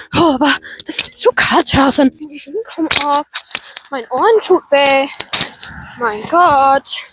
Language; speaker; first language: German; non-native, learner; English